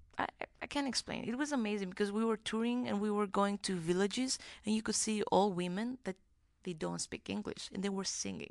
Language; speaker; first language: English; non-native, fluent; Greek